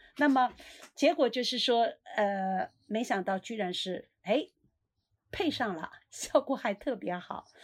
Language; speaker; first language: Chinese; native; Chinese